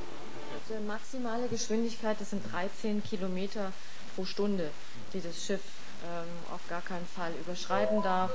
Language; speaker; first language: German; native; German